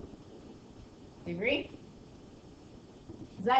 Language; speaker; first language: English; native; English